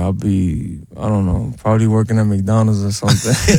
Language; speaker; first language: English; early bilingual, other home language; Spanish